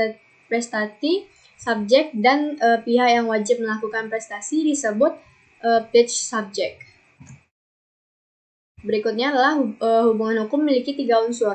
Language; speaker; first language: Indonesian; native; Indonesian